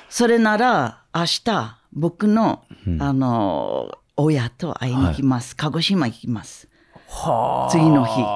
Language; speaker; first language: Japanese; non-native, learner; English